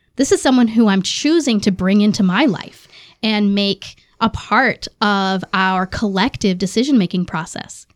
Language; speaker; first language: English; native; English